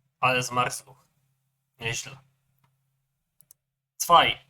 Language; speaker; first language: Polish; native; Polish